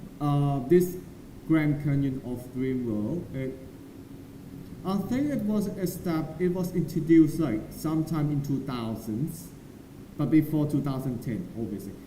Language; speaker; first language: English; non-native, learner; Thai